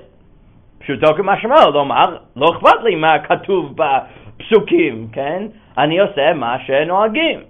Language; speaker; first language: Hebrew; non-native, fluent; English